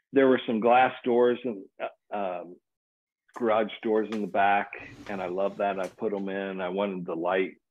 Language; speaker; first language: English; native; English